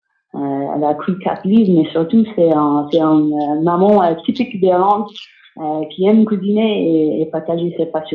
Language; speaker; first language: French; non-native, fluent; English